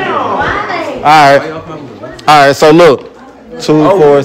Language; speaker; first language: English; native; English